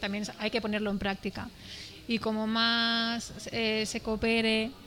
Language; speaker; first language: Spanish; non-native, local second language; Catalan